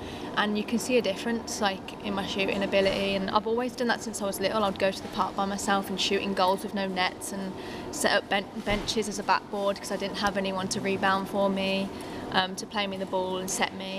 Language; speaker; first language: English; native; English